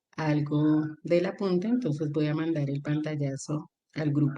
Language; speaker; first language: Spanish; native; Spanish